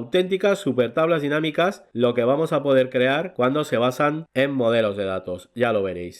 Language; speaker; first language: Spanish; native; Spanish